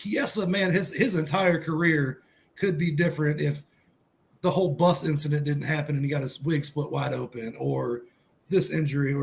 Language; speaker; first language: English; native; English